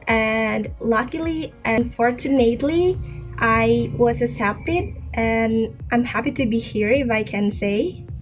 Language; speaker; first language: English; non-native, fluent; Indonesian